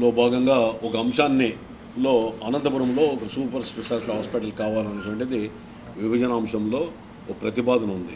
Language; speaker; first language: Telugu; native; Telugu